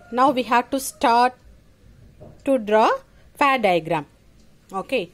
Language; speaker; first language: English; non-native, local second language; Tamil